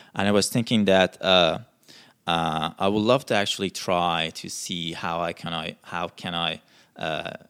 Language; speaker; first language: English; non-native, fluent; Persian